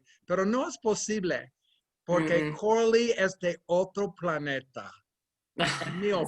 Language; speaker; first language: Spanish; non-native, fluent; English